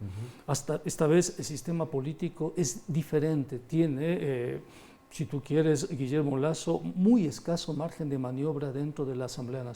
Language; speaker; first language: Spanish; native; Spanish